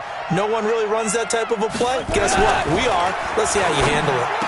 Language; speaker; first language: English; native; English